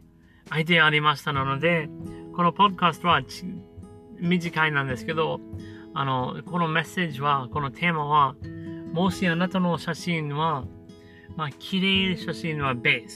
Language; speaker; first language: Japanese; non-native, learner; English